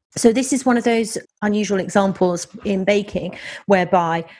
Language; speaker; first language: English; native; English